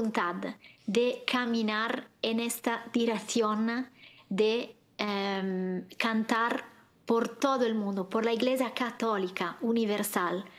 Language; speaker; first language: Spanish; non-native, fluent; Italian